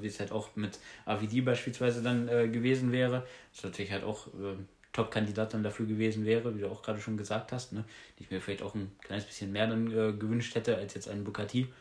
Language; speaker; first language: German; native; German